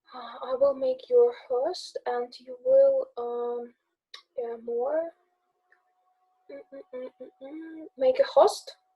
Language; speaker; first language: English; non-native, learner; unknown